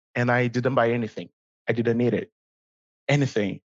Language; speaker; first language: English; non-native, fluent; Portuguese